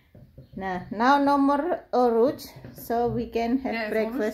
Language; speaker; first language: English; non-native, learner; Indonesian